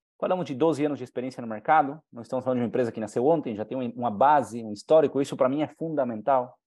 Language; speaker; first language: Portuguese; non-native, fluent; Spanish